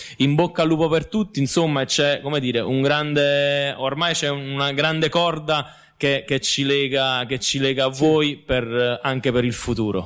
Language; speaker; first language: Italian; native; Italian